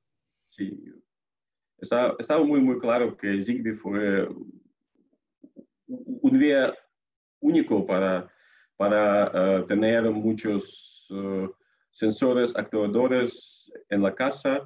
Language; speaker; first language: Spanish; non-native, fluent; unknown